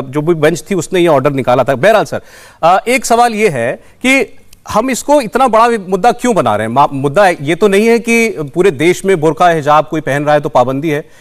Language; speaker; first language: Hindi; native; Hindi